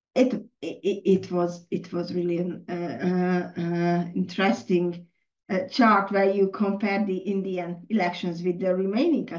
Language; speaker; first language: English; non-native, fluent; Hungarian